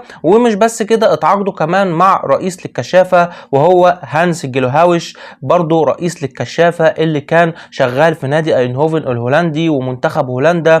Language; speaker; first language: Arabic; native; Arabic